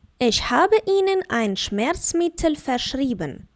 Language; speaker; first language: German; non-native, fluent; Ukrainian